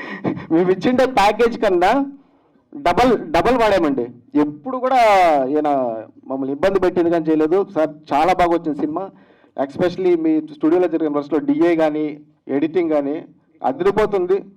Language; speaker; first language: Telugu; native; Telugu